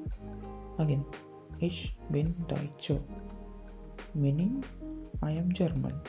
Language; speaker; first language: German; non-native, fluent; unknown